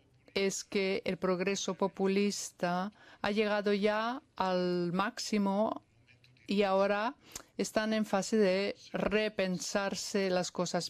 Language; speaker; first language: Spanish; non-native, fluent; Italian